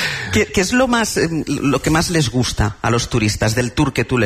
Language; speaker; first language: Spanish; native; Spanish